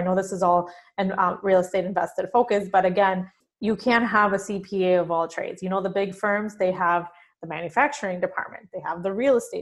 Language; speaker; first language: English; non-native, fluent; Spanish